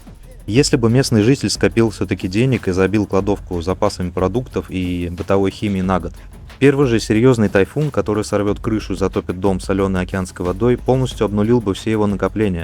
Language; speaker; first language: Russian; native; Russian